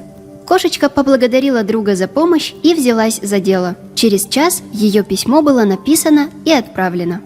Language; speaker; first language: Russian; native; Russian